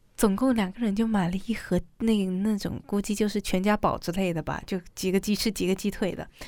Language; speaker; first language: Chinese; native; Chinese